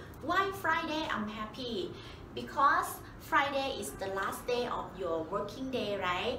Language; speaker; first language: English; non-native, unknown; Thai